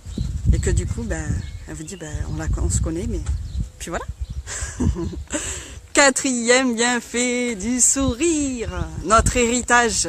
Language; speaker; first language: French; native; French